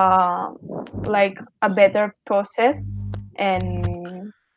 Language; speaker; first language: English; non-native, learner; Spanish